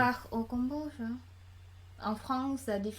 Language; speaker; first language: French; non-native, learner; Khmer